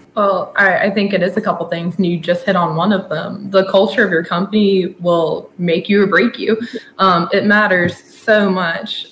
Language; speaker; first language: English; native; English